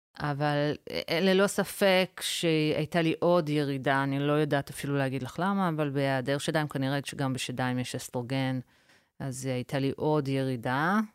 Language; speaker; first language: Hebrew; early bilingual, other home language; English